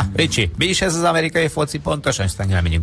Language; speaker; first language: Hungarian; native; Hungarian